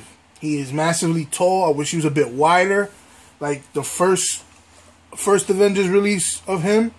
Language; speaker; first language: English; native; English